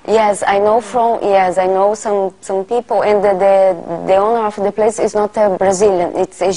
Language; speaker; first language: English; non-native, learner; Portuguese